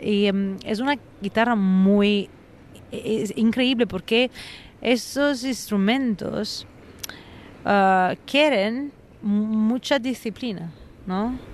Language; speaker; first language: Spanish; non-native, fluent; Italian